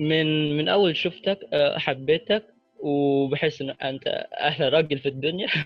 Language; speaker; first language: Arabic; non-native, fluent; Indonesian